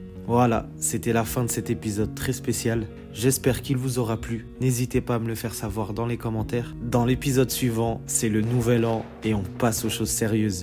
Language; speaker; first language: French; native; French